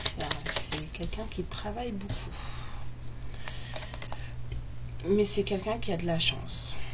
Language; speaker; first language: French; native; French